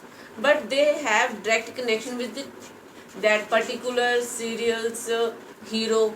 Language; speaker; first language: English; non-native, local second language; Hindi